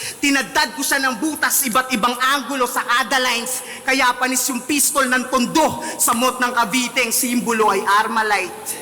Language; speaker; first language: Filipino; native; Filipino